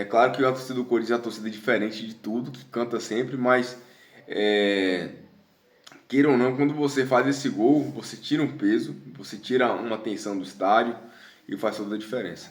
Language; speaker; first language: Portuguese; native; Portuguese